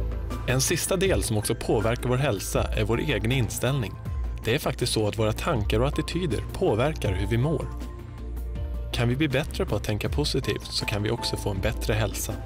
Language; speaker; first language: Swedish; native; Swedish